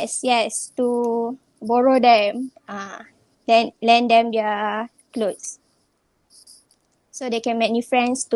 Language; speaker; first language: English; non-native, local second language; Malay